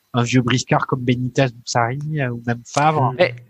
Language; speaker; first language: French; native; French